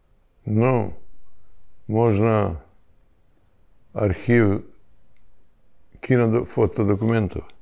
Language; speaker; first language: Russian; non-native, learner; Serbian